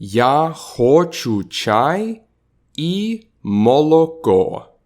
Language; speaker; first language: Ukrainian; non-native, fluent; English